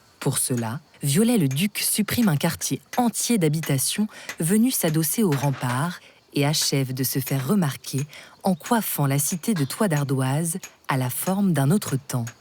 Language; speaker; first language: French; native; French